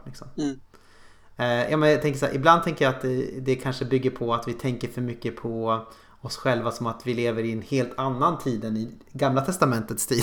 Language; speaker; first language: Swedish; native; Swedish